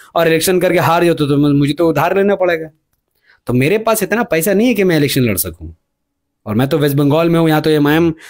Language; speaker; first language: Hindi; non-native, local second language; Urdu